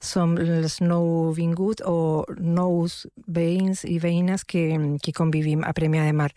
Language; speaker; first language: Catalan; non-native, fluent; Spanish